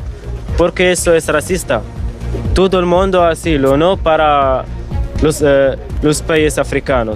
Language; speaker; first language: Spanish; non-native, learner; Arabic